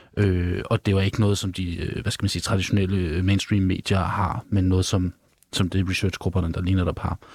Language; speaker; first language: Danish; native; Danish